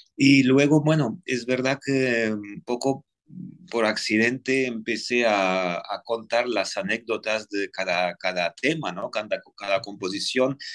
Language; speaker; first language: Spanish; non-native, fluent; Armenian